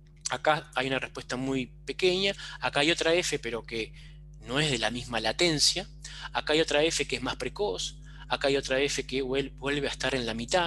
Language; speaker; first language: Spanish; native; Spanish